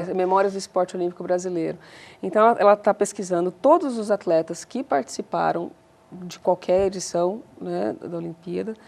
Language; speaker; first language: Portuguese; native; Portuguese